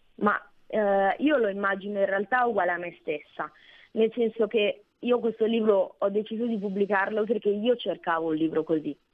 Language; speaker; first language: Italian; early bilingual, other home language; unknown